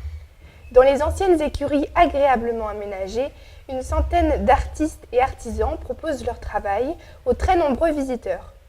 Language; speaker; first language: French; native; French